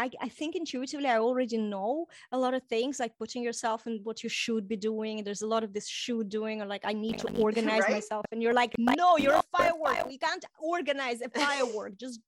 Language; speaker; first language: English; non-native, fluent; Russian